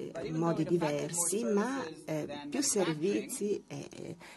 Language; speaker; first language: Italian; non-native, fluent; Catalan